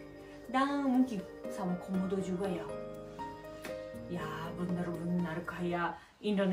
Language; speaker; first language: Indonesian; non-native, fluent; Japanese